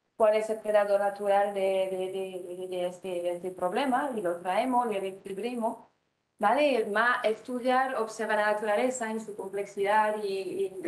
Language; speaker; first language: Spanish; non-native, fluent; French